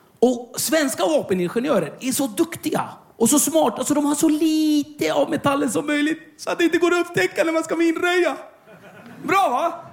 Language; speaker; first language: Swedish; early bilingual, other home language; Kurdish